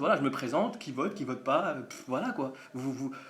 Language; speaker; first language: French; native; French